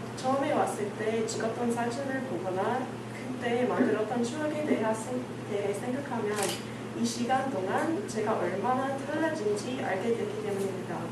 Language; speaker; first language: Korean; non-native, learner; English